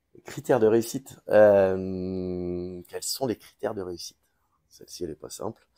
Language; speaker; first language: French; native; French